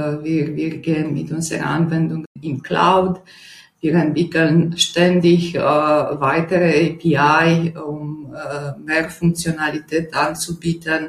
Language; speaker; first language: German; non-native, fluent; Romanian